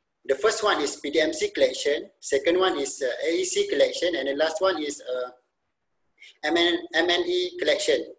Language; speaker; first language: English; non-native, local second language; Malay